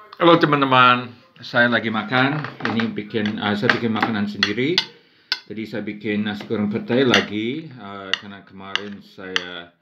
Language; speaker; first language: Indonesian; non-native, fluent; English